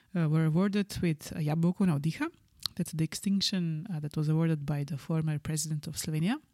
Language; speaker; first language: English; non-native, fluent; Slovenian